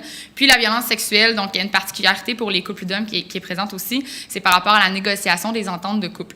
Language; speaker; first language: French; native; French